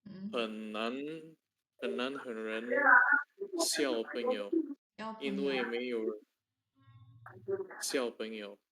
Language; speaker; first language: Chinese; non-native, learner; Indonesian